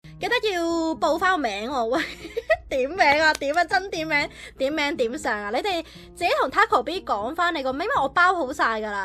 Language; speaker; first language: Cantonese; native; Cantonese